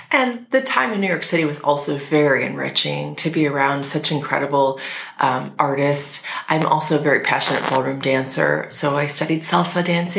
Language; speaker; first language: English; native; English